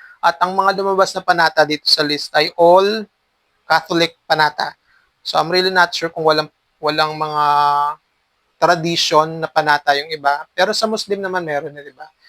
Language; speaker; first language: Filipino; native; Filipino